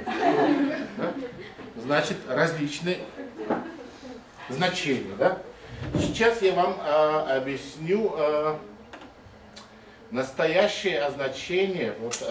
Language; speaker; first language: Russian; non-native, fluent; Mongolian